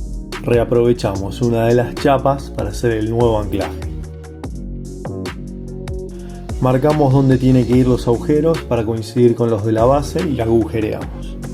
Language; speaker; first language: Spanish; native; Spanish